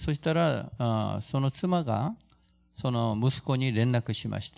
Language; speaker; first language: Japanese; non-native, fluent; Korean